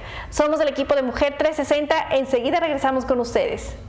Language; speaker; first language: Spanish; native; Spanish